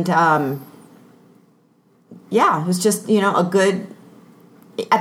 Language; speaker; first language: English; native; English